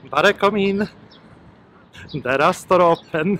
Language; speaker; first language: Norwegian; non-native, fluent; Polish